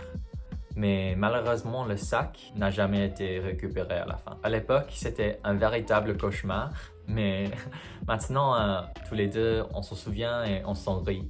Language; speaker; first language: French; non-native, fluent; English